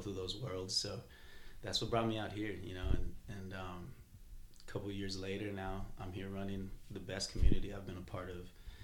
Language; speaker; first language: English; native; English